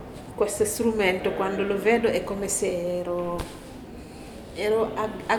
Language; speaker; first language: Italian; non-native, learner; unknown